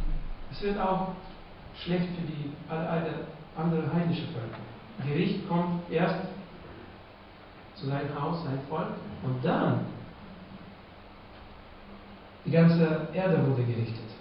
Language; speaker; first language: German; non-native, fluent; Russian